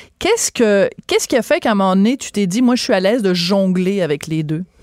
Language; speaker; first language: French; native; French